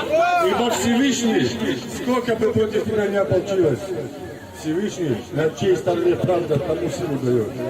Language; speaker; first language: Russian; native; Russian